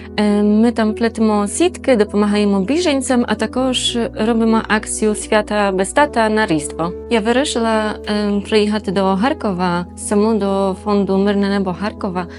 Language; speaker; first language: Ukrainian; non-native, learner; Polish